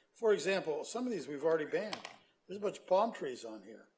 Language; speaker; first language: English; native; English